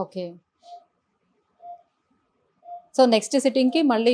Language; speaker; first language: Telugu; native; Telugu